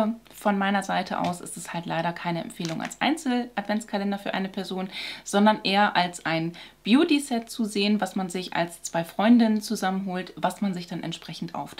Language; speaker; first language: German; native; German